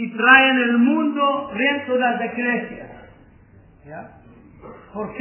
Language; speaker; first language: Spanish; non-native, learner; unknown